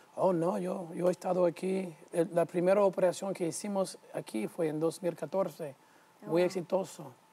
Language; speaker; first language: Spanish; non-native, fluent; English